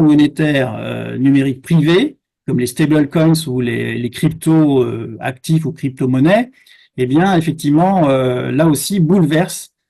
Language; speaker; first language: French; native; French